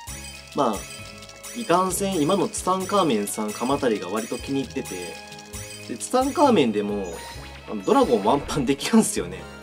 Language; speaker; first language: Japanese; native; Japanese